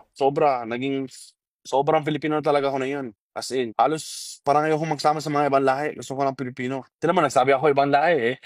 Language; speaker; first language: Filipino; non-native, fluent; Arabic